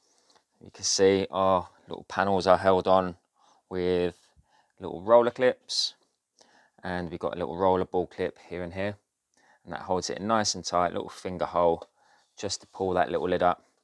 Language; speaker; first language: English; native; English